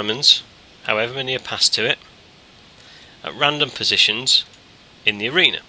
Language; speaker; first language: English; native; English